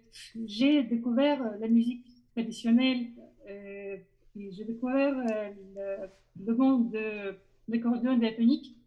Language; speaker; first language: French; non-native, learner; Russian